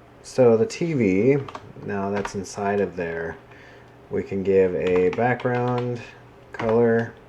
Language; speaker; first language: English; native; English